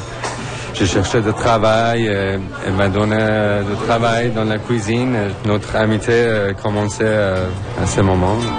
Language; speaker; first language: French; non-native, learner; Persian